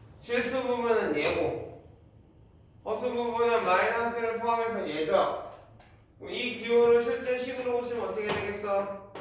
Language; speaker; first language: Korean; native; Korean